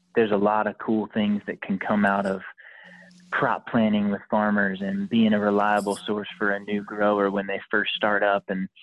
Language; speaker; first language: English; native; English